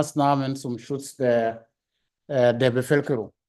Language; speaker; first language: German; non-native, fluent; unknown